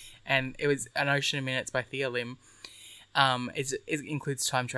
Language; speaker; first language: English; native; English